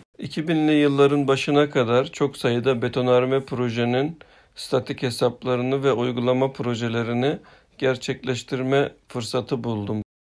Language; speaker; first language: Turkish; early bilingual, heritage; Turkish